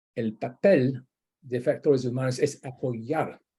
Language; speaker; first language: Spanish; non-native, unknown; English